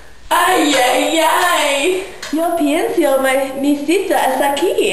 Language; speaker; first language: Spanish; non-native, learner; English